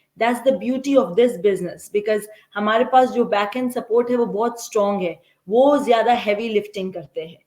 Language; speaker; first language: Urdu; native; Urdu